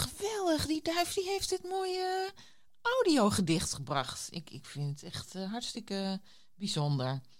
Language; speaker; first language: Dutch; native; Dutch